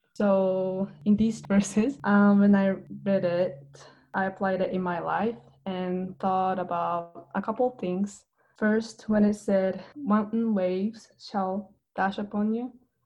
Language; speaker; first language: English; non-native, fluent; Japanese